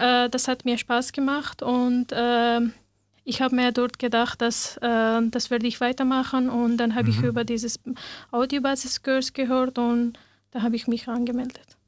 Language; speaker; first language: German; non-native, learner; Persian